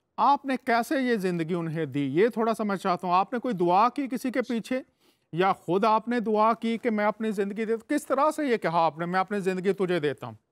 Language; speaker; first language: Urdu; native; Urdu